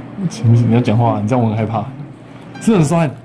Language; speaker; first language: Chinese; native; Chinese